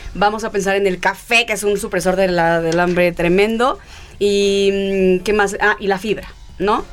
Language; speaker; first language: Spanish; native; Spanish